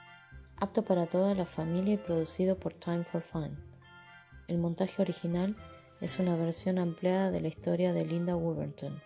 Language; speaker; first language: Spanish; native; Spanish